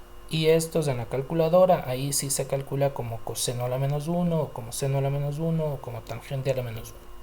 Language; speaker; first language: Spanish; native; Spanish